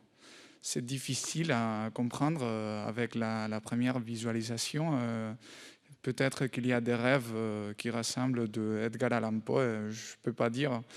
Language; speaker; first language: French; non-native, learner; Spanish